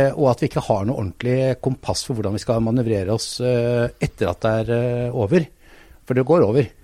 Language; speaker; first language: Norwegian; native; Norwegian